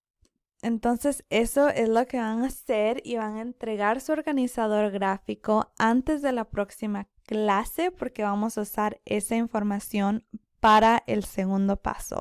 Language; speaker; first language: Spanish; early bilingual, other home language; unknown